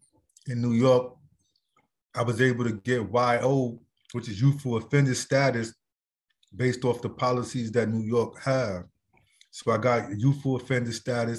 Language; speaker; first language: English; native; English